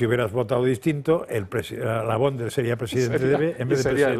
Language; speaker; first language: Spanish; native; Spanish